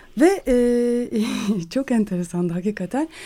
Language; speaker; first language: Turkish; native; Turkish